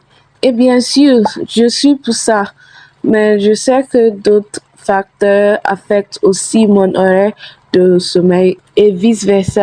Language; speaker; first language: French; non-native, learner; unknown